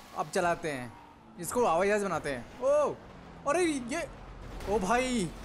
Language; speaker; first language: Hindi; native; Hindi